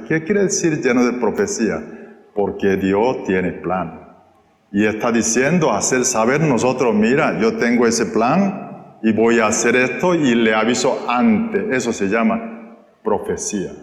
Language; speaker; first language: Spanish; non-native, fluent; Korean